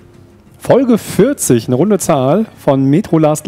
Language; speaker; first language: German; native; German